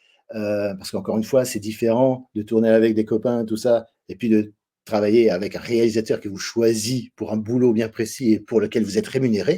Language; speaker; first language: French; native; French